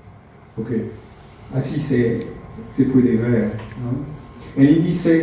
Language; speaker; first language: Spanish; non-native, fluent; French